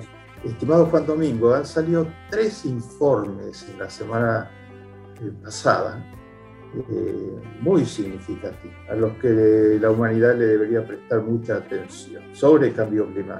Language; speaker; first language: Spanish; native; Spanish